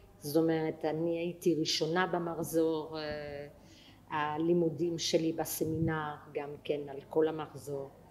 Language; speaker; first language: Hebrew; non-native, fluent; French